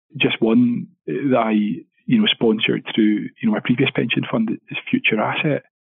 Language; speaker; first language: English; native; English